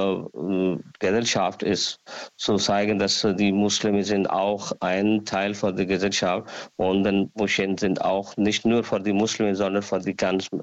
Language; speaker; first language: German; non-native, learner; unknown